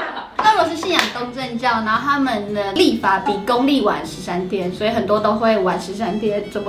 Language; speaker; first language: Chinese; native; Chinese